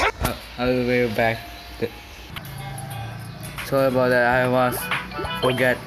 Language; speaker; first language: English; non-native, learner; Indonesian